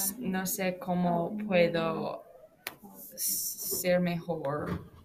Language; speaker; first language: Spanish; non-native, learner; English